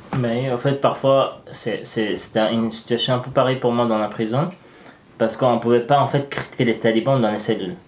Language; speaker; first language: French; non-native, fluent; Persian